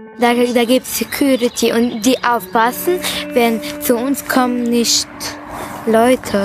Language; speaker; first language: German; early bilingual, other home language; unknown